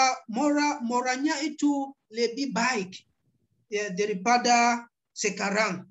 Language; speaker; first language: Indonesian; non-native, learner; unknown